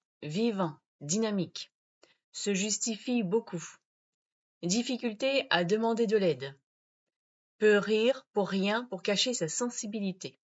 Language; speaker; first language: French; native; French